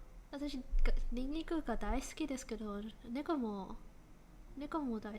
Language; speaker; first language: Japanese; non-native, learner; English